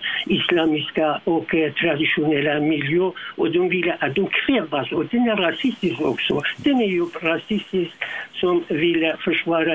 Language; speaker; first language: Swedish; non-native, learner; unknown